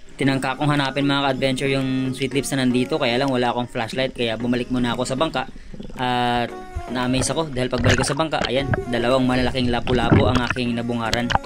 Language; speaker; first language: Filipino; non-native, local second language; Cebuano